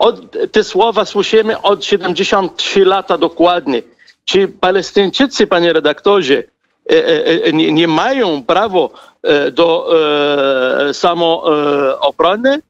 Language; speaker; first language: Polish; non-native, fluent; Arabic